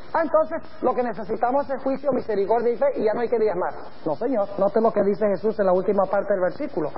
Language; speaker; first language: Spanish; early bilingual, other home language; English